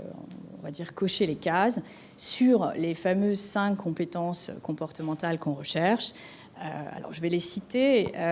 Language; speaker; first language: French; native; French